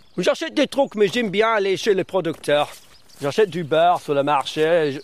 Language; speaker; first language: French; non-native, fluent; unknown